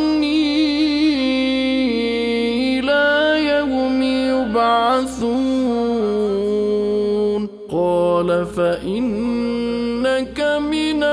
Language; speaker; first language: Arabic; native; Arabic